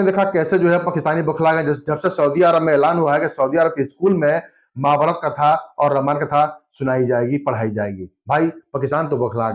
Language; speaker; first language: Hindi; native; Hindi